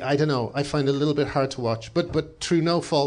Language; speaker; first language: English; native; English